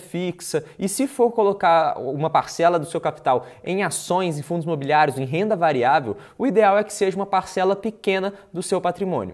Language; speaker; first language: Portuguese; native; Portuguese